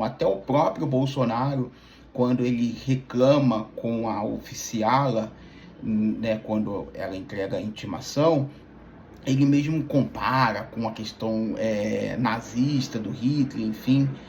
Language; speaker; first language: Portuguese; native; Portuguese